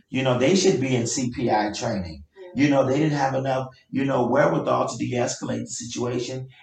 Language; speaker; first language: English; native; English